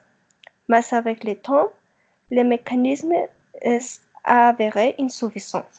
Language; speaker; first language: French; non-native, learner; Spanish